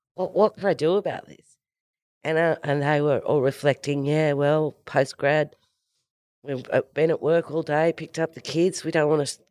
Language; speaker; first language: English; native; English